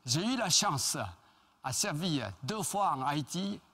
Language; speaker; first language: French; non-native, fluent; Chinese